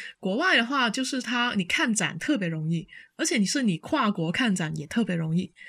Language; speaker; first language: Chinese; non-native, local second language; Cantonese